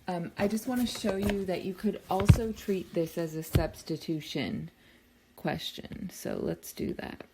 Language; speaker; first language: English; native; English